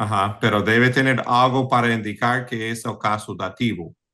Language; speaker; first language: Spanish; non-native, fluent; English